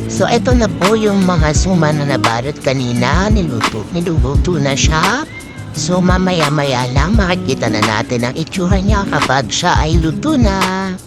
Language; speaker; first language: Filipino; native; Filipino